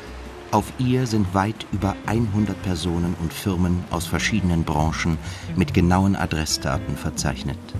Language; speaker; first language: German; native; German